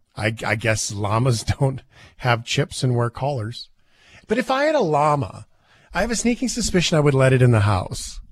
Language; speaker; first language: English; native; English